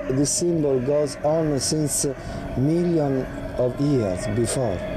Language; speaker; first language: English; non-native, learner; Italian